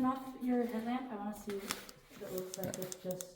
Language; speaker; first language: English; native; English